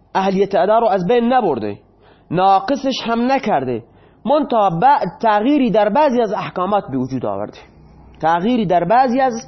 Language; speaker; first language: Persian; non-native, local second language; Baluchi